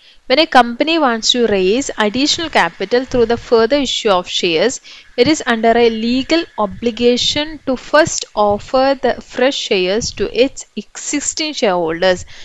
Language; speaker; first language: English; non-native, local second language; Malayalam